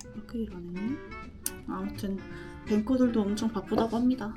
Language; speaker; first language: Korean; early bilingual, heritage; Korean